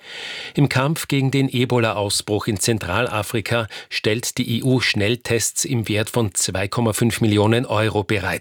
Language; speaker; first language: German; native; German